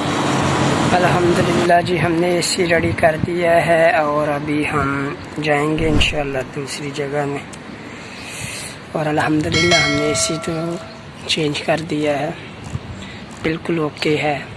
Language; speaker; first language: Hindi; non-native, local second language; Punjabi